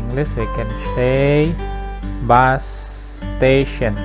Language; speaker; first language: English; non-native, learner; Indonesian